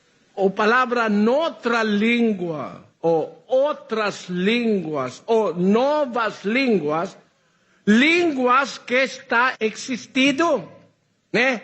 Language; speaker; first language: Portuguese; non-native, learner; Filipino